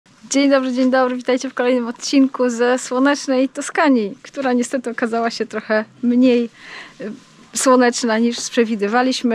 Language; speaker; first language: Polish; native; Polish